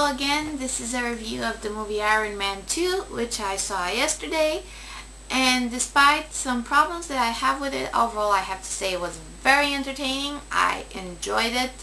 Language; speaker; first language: English; native; English